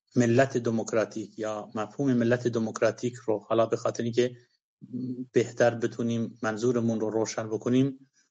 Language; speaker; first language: Persian; non-native, local second language; Kurdish